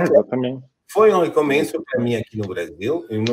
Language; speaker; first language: Portuguese; non-native, fluent; French